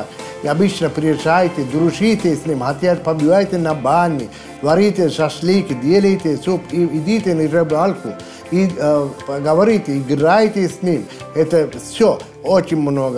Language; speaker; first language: Russian; non-native, fluent; Sinhala